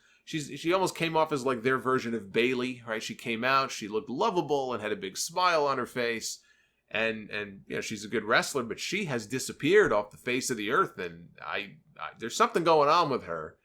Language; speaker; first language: English; native; English